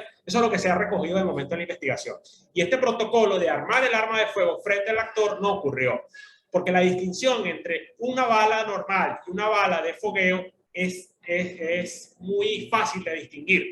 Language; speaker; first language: Spanish; native; Spanish